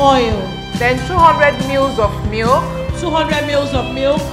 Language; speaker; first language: English; native; English